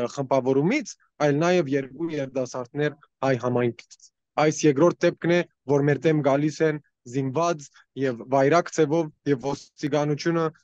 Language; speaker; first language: Armenian; early bilingual, heritage; Armenian